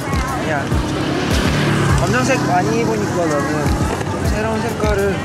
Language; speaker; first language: Korean; early bilingual, heritage; Korean